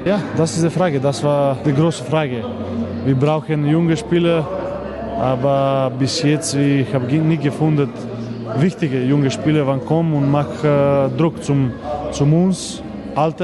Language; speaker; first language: German; non-native, learner; Macedonian